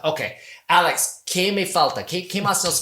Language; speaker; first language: Spanish; non-native, fluent; English